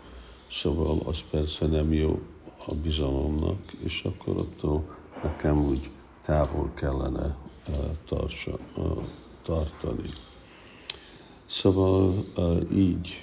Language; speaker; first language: Hungarian; early bilingual, heritage; Hungarian